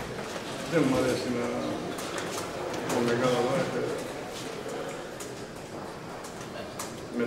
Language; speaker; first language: Greek; non-native, fluent; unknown